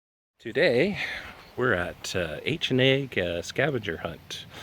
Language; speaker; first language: English; native; English